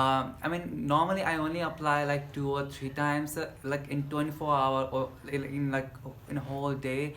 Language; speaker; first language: English; non-native, local second language; Nepali